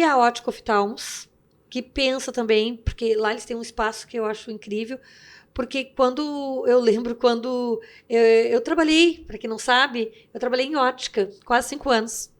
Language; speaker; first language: Portuguese; native; Portuguese